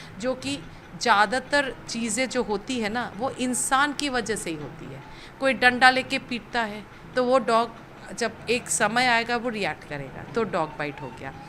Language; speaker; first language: Hindi; native; Hindi